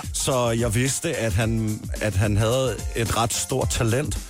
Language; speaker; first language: Danish; native; Danish